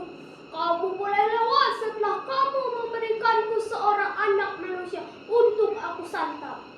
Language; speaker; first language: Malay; non-native, local second language; Balinese